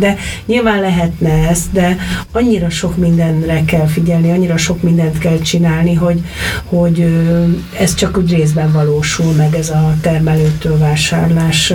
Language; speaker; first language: Hungarian; native; Hungarian